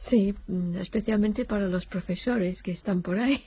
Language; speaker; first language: Spanish; non-native, fluent; English